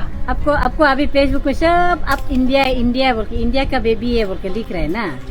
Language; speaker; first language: Hindi; non-native, local second language; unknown